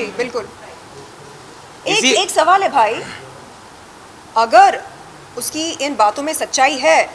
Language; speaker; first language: Hindi; native; Hindi